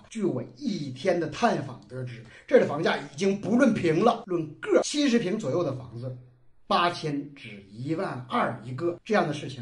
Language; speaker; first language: Chinese; native; Chinese